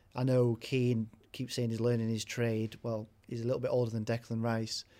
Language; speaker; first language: English; native; English